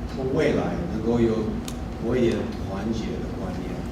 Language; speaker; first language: Chinese; non-native, fluent; English